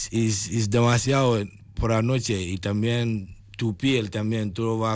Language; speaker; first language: Spanish; non-native, learner; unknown